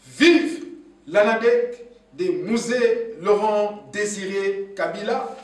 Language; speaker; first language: French; non-native, local second language; Lingala